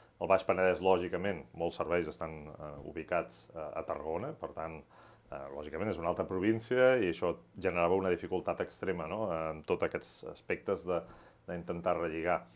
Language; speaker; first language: Catalan; native; Catalan